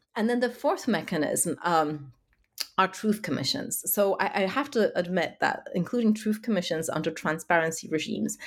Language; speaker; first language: English; early bilingual, other home language; Polish